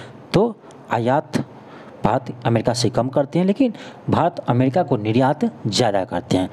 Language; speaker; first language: Hindi; native; Hindi